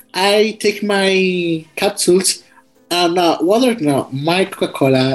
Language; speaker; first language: English; non-native, learner; Spanish